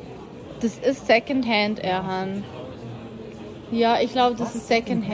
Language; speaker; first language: German; non-native, learner; Lithuanian